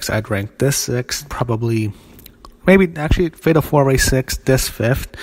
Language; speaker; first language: English; native; English